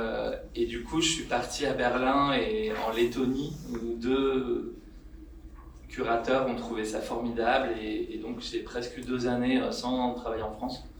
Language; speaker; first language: French; native; French